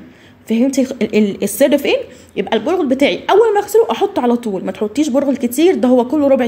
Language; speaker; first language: Arabic; native; Arabic